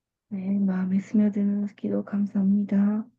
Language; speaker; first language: Korean; native; Korean